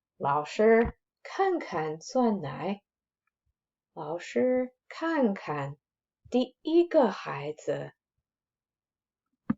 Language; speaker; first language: Chinese; non-native, fluent; English